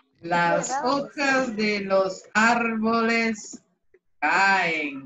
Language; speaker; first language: Spanish; non-native, fluent; Portuguese